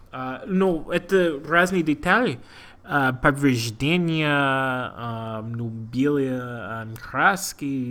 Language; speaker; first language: Russian; non-native, learner; English